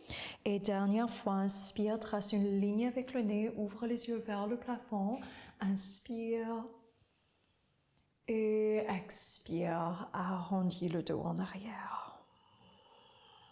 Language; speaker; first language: French; non-native, fluent; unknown